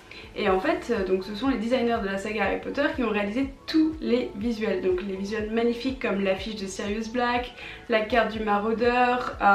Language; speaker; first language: French; native; French